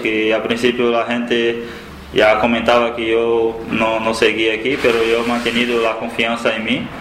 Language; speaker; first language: Spanish; non-native, learner; Portuguese